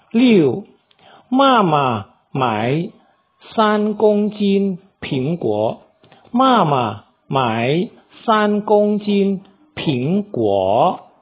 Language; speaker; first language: Chinese; non-native, fluent; Indonesian